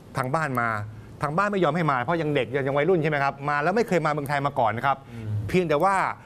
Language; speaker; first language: Thai; native; Thai